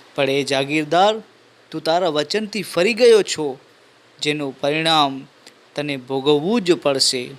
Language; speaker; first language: Gujarati; non-native, local second language; Sindhi